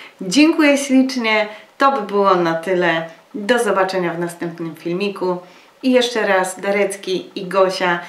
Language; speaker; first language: Polish; native; Polish